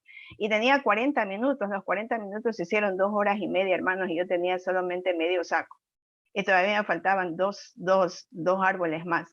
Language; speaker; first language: Spanish; native; Spanish